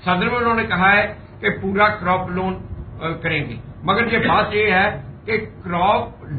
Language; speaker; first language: Hindi; non-native, local second language; Punjabi